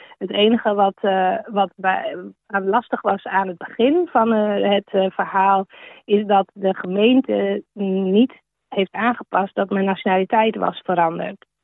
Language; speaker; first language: Dutch; native; Dutch